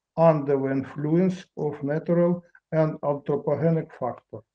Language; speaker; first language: English; non-native, learner; Russian